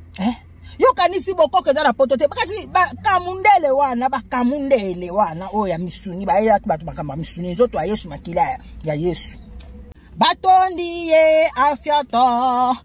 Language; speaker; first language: Lingala; non-native, local second language; Kongo